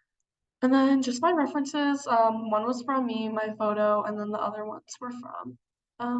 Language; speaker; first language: English; native; English